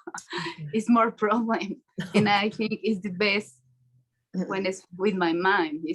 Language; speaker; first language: English; non-native, learner; Spanish